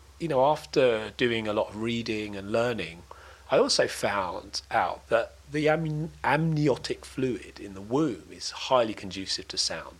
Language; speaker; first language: English; native; English